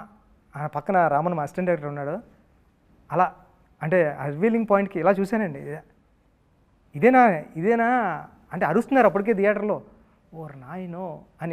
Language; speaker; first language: Telugu; native; Telugu